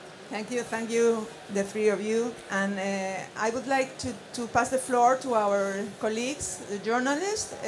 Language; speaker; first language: English; non-native, fluent; Spanish